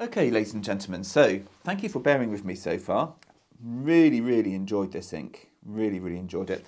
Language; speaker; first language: English; native; English